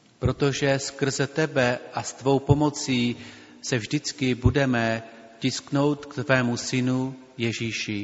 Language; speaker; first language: Czech; native; Czech